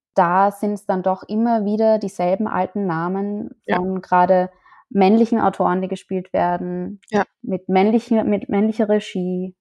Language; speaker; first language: German; native; German